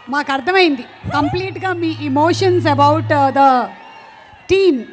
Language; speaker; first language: Telugu; native; Telugu